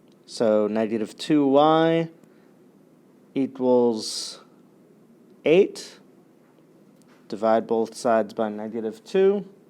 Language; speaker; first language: English; native; English